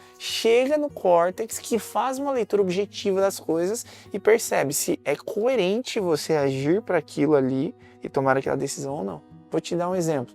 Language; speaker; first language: Portuguese; native; Portuguese